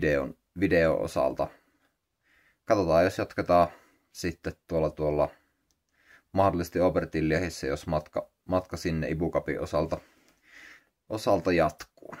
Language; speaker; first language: Finnish; native; Finnish